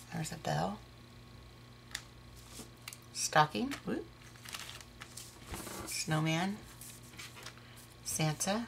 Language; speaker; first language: English; native; English